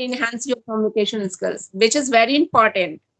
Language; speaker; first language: English; non-native, learner; Hindi